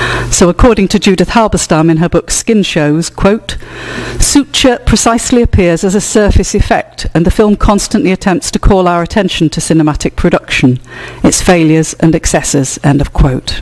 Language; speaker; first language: English; native; English